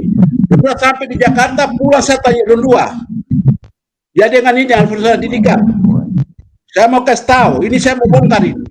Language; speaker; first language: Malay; non-native, local second language; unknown